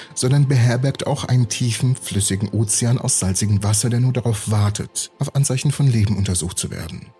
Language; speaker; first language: German; early bilingual, other home language; Russian